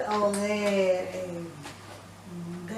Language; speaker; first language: English; non-native, learner; Spanish